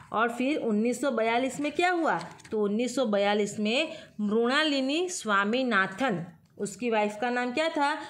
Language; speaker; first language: Hindi; non-native, local second language; Gujarati